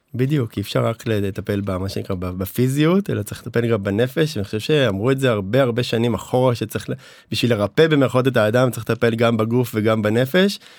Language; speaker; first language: Hebrew; native; Hebrew